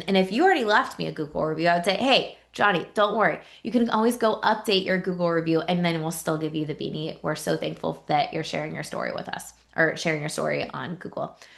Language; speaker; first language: English; native; English